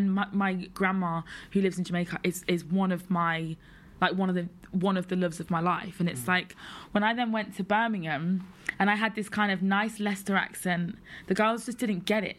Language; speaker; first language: English; native; English